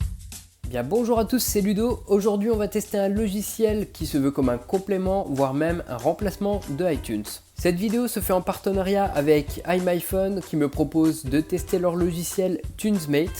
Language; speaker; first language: French; native; French